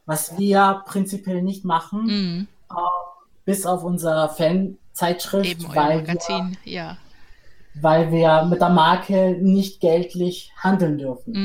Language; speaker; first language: German; native; German